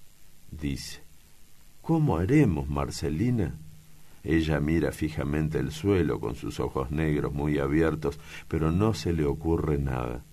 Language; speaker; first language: Spanish; native; Spanish